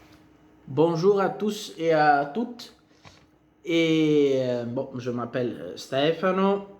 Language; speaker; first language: French; non-native, fluent; Italian